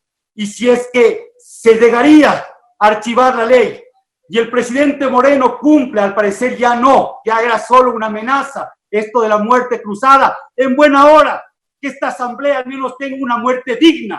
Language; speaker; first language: Spanish; native; Spanish